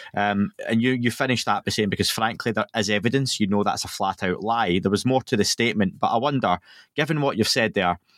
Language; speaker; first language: English; native; English